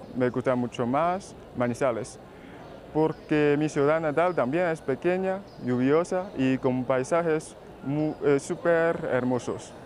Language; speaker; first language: Spanish; non-native, fluent; Chinese